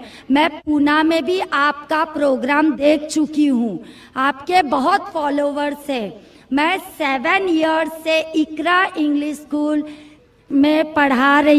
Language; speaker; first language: Hindi; non-native, local second language; Marathi